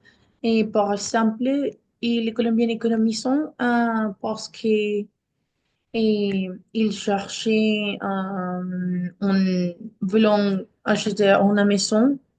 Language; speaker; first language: French; non-native, learner; Spanish